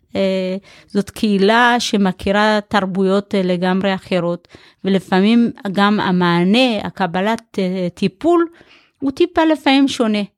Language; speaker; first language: Hebrew; early bilingual, other home language; Amharic